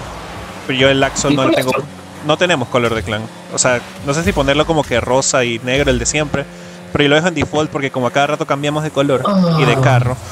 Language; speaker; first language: Spanish; native; Spanish